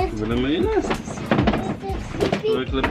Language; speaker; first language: French; early bilingual, other home language; Filipino